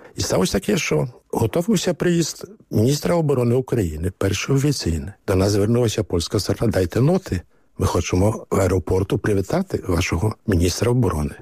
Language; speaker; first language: Ukrainian; early bilingual, heritage; Ukrainian